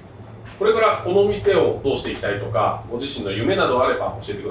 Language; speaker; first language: Japanese; native; Japanese